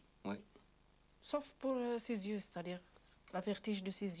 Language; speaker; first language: French; non-native, local second language; Arabic